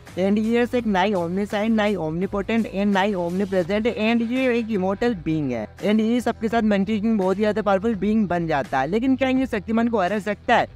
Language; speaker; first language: Hindi; native; Hindi